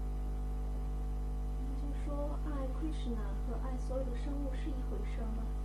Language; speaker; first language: Chinese; native; Chinese